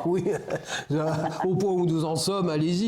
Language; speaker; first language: French; native; French